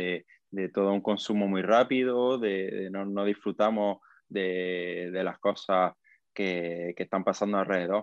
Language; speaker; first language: Spanish; native; Spanish